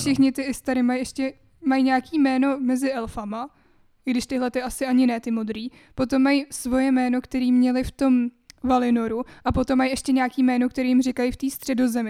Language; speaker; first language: Czech; native; Czech